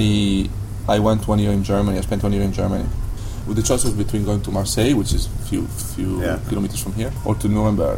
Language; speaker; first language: English; non-native, fluent; Italian